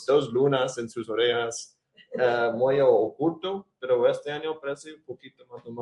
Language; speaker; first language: Spanish; non-native, learner; English